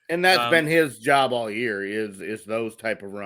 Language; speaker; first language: English; native; English